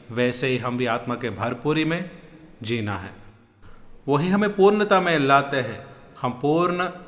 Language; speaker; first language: Hindi; non-native, local second language; Malayalam